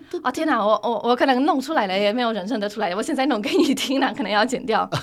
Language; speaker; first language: Chinese; non-native, fluent; Polish